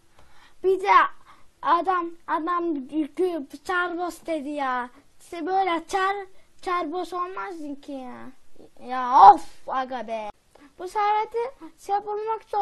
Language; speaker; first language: Turkish; native; Turkish